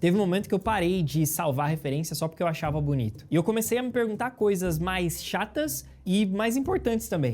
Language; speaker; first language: Portuguese; native; Portuguese